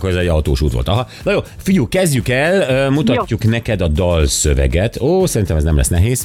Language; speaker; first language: Hungarian; native; Hungarian